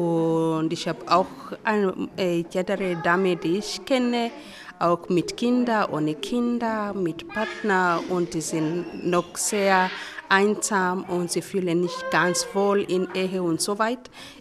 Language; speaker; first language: German; non-native, learner; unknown